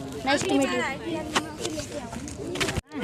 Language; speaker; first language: English; non-native, learner; Hindi